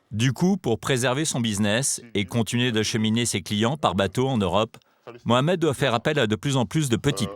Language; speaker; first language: French; native; French